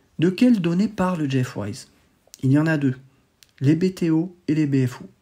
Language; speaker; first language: French; native; French